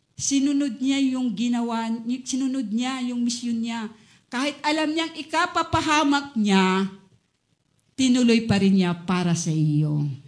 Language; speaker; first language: Filipino; native; Filipino